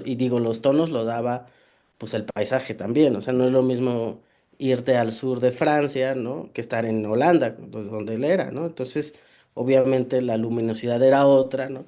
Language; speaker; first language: Spanish; native; Spanish